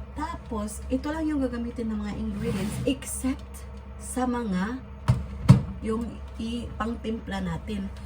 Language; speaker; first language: Filipino; non-native, local second language; Cebuano